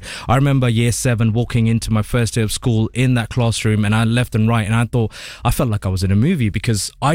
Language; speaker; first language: English; native; English